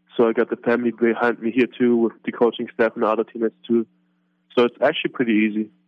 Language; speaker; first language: English; non-native, fluent; German